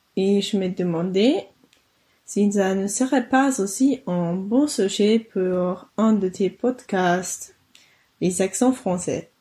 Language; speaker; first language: French; non-native, fluent; German